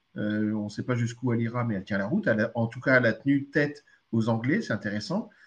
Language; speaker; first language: French; early bilingual, other home language; Arabic